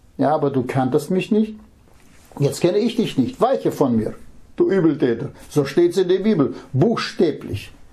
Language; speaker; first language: German; non-native, fluent; Russian